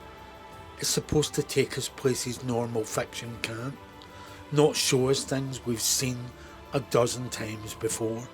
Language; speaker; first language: English; native; English